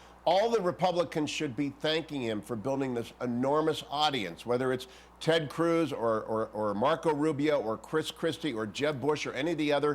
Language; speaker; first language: English; native; English